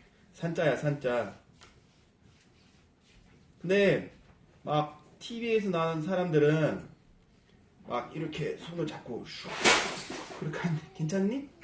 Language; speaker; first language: Korean; non-native, fluent; English